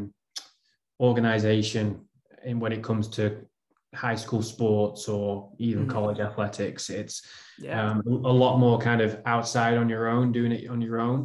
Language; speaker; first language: English; native; English